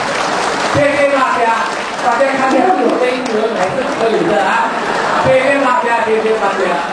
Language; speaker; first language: Indonesian; non-native, local second language; Chinese